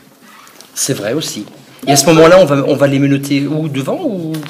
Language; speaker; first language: French; native; French